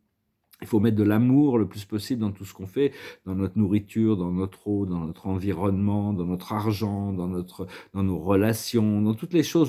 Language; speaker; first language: French; native; French